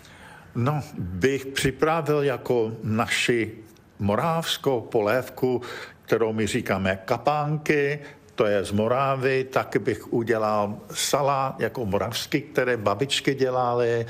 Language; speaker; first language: Czech; early bilingual, heritage; Czech